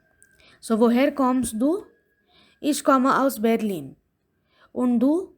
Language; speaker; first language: German; non-native, fluent; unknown